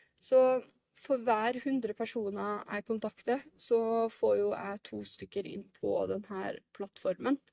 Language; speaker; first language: Norwegian; native; Norwegian